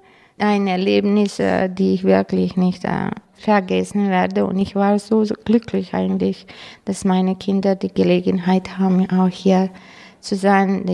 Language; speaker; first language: German; non-native, fluent; Croatian